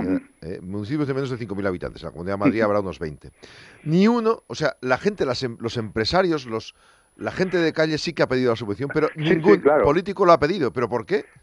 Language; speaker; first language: Spanish; native; Spanish